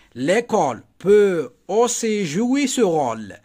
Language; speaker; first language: French; non-native, local second language; Arabic